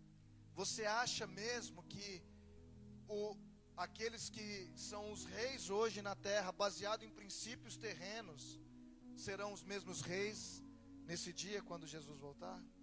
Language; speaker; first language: Portuguese; native; Portuguese